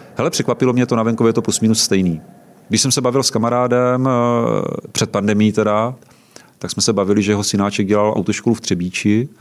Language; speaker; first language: Czech; native; Czech